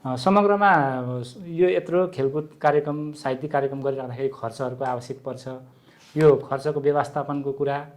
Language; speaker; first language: Nepali; native; Nepali